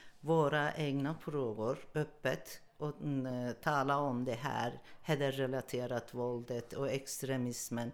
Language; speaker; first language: Swedish; non-native, learner; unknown